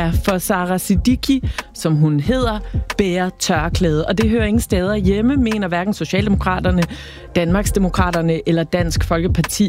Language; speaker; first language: Danish; native; Danish